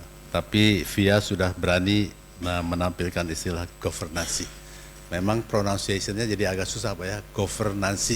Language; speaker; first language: Indonesian; native; Indonesian